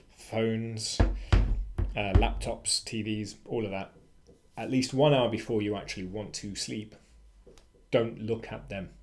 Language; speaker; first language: English; native; English